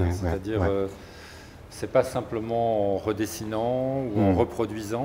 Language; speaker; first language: French; native; French